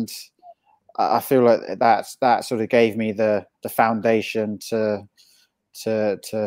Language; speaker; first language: English; native; English